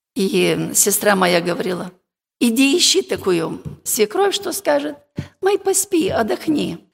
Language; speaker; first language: Russian; non-native, local second language; Romanian